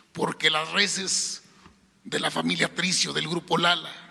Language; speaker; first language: Spanish; native; Spanish